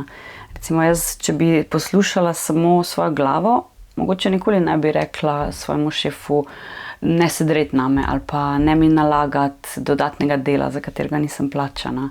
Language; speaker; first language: Slovenian; native; Slovenian